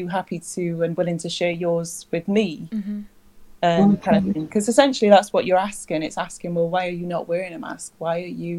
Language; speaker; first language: English; native; English